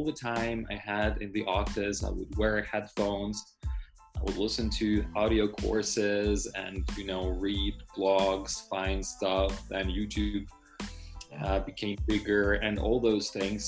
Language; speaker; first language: English; non-native, fluent; Russian